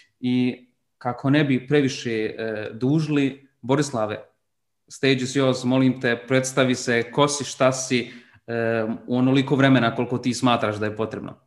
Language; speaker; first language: Croatian; early bilingual, heritage; Bosnian